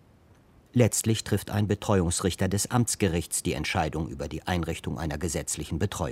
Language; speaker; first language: German; native; German